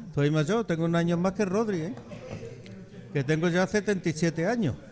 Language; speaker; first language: Spanish; native; Spanish